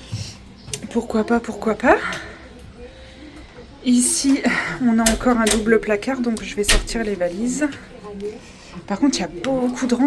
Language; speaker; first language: French; native; French